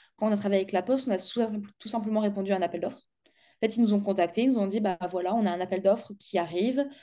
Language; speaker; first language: French; native; French